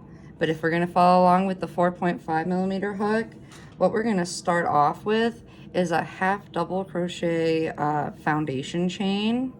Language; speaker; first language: English; native; English